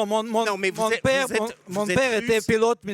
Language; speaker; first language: French; non-native, fluent; Russian